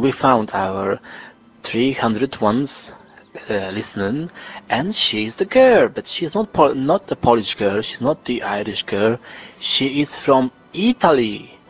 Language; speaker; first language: English; non-native, learner; Polish